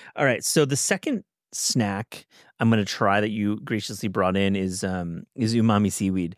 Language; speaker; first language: English; native; English